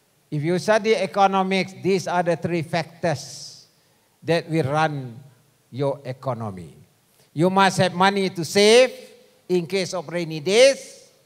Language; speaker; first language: English; non-native, local second language; Malay